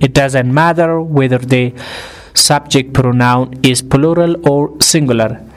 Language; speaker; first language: English; non-native, fluent; Persian